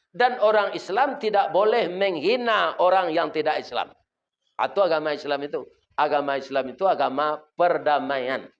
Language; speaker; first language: Malay; non-native, local second language; Minangkabau